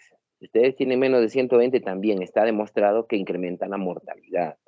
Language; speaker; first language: Spanish; native; Spanish